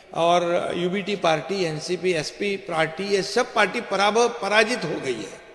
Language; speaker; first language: Hindi; non-native, local second language; Marathi